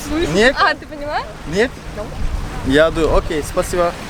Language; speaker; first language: Russian; non-native, learner; Turkish